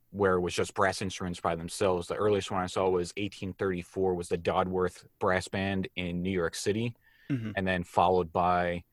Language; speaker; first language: English; native; English